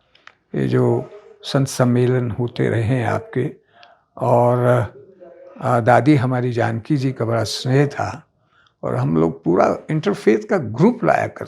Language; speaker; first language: Hindi; native; Hindi